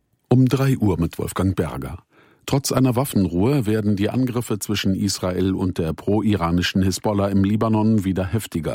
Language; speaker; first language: German; native; German